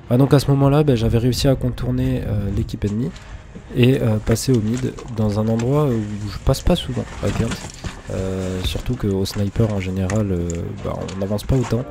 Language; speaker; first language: French; native; French